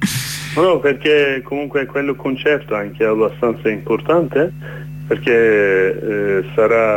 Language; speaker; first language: Italian; non-native, learner; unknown